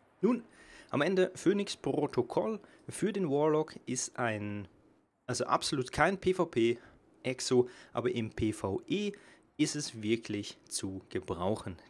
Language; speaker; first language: German; native; German